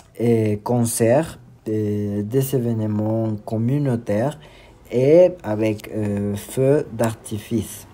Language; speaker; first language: French; non-native, learner; Spanish